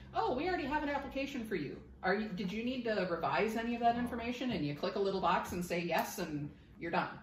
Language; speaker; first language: English; native; English